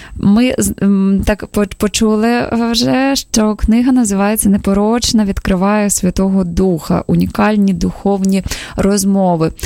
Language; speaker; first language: Ukrainian; native; Ukrainian